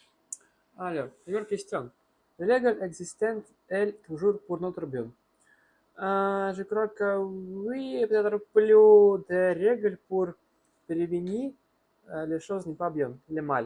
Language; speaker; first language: French; non-native, learner; Russian